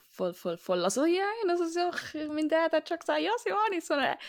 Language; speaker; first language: Swiss German; early bilingual, other home language; Sinhala